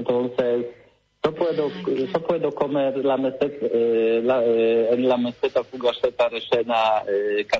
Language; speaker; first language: Spanish; non-native, learner; Polish